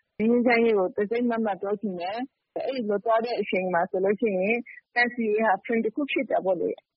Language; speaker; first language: Burmese; native; Burmese